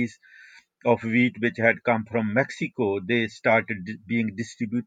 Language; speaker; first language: English; non-native, local second language; Punjabi